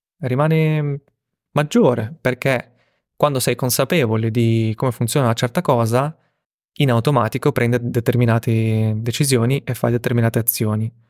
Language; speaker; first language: Italian; early bilingual, other home language; Russian